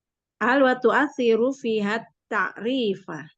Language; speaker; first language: Arabic; non-native, learner; Indonesian